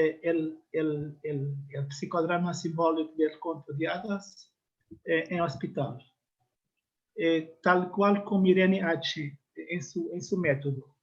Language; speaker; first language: Spanish; non-native, learner; Portuguese